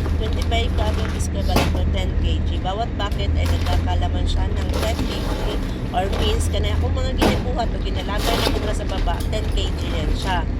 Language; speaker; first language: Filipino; non-native, local second language; Cebuano